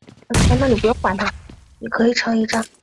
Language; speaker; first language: Chinese; native; Chinese